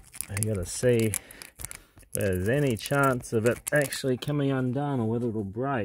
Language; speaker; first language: English; native; English